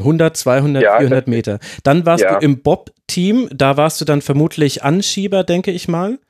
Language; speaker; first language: German; native; German